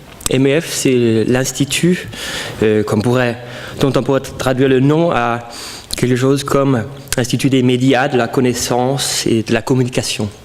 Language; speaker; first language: French; non-native, fluent; Danish